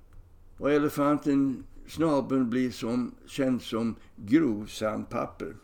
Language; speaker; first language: Swedish; non-native, fluent; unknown